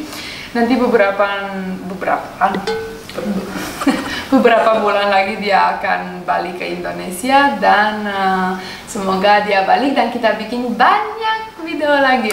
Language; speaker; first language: Indonesian; non-native, learner; Russian